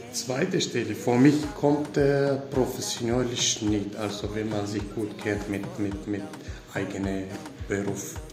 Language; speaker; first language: German; non-native, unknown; Kurdish